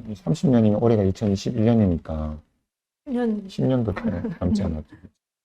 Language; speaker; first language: Korean; native; Korean